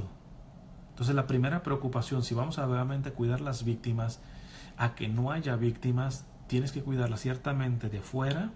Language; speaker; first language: Spanish; native; Spanish